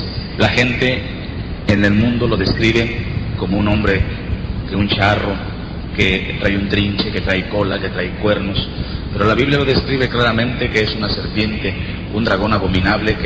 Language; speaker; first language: Spanish; native; Spanish